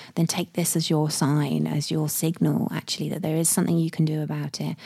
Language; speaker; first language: English; native; English